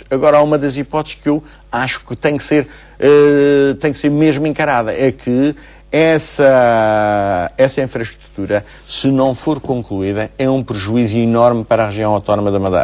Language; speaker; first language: Portuguese; native; Portuguese